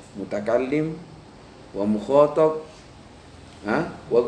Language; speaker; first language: Arabic; non-native, fluent; Indonesian